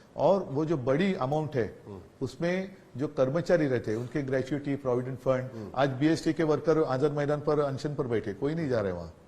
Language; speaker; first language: Hindi; non-native, local second language; Marathi